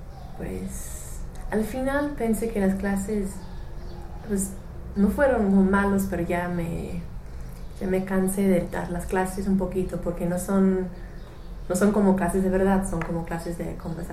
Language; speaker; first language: Spanish; non-native, fluent; English